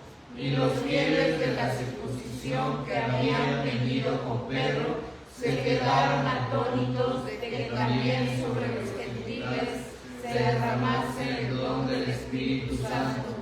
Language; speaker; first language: Spanish; native; Spanish